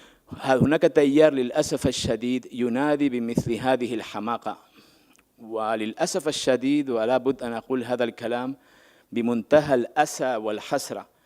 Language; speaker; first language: Arabic; native; Arabic